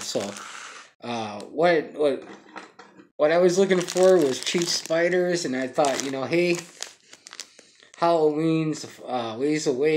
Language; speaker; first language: English; native; English